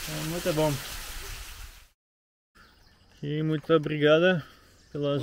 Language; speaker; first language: Portuguese; non-native, learner; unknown